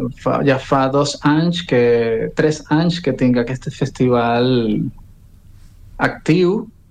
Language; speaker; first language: Catalan; non-native, learner; Spanish